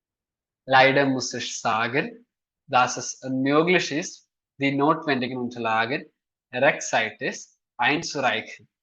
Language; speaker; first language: German; non-native, fluent; Malayalam